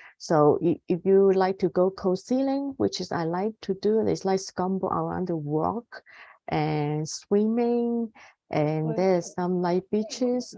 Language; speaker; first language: English; non-native, fluent; Cantonese